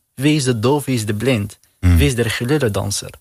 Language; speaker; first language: Dutch; non-native, learner; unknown